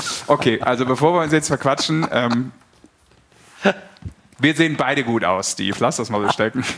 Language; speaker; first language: German; native; German